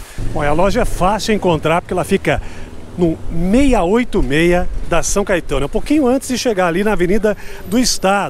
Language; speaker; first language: Portuguese; native; Portuguese